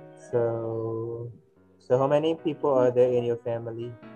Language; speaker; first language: English; non-native, fluent; Indonesian